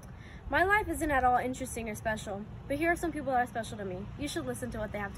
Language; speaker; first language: English; native; English